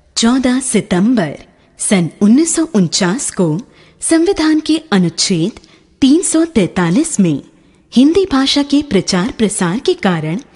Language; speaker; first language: Hindi; native; Hindi